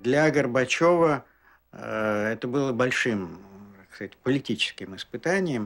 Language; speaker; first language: Russian; native; Russian